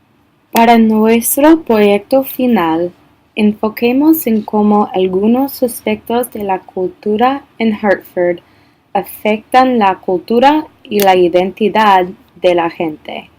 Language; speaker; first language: Spanish; non-native, learner; English